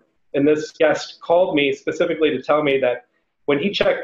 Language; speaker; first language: English; native; English